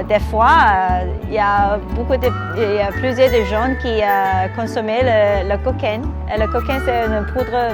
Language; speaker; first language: French; non-native, learner; Cantonese